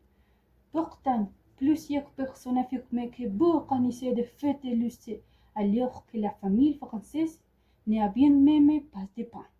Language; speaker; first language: French; non-native, learner; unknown